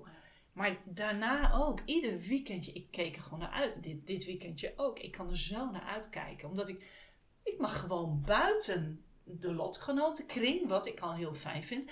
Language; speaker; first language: Dutch; native; Dutch